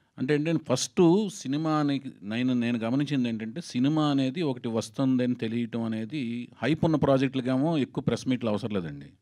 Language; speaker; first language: Telugu; native; Telugu